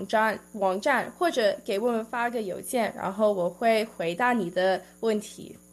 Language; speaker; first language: Chinese; early bilingual, heritage; Chinese